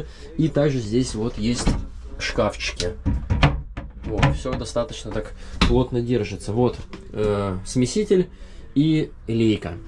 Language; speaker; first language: Russian; native; Russian